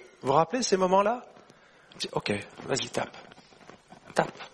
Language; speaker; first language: French; native; French